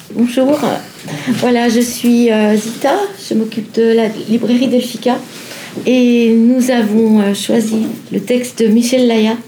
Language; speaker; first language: French; native; French